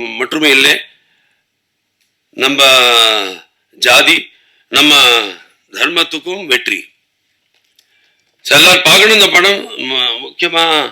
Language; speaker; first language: Tamil; non-native, local second language; Telugu